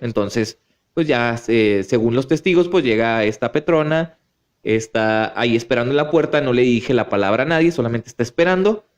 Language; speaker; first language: Spanish; native; Spanish